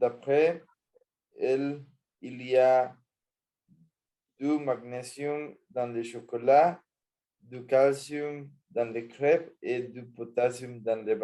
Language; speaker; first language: French; non-native, learner; Spanish